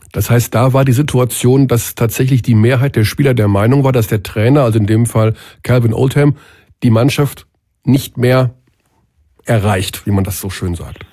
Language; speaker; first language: German; native; German